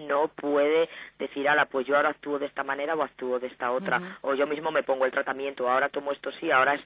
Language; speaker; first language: Spanish; native; Spanish